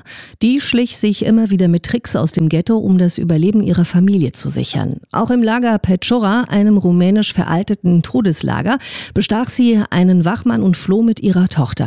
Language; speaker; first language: German; native; German